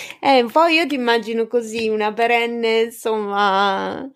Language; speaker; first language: Italian; native; Italian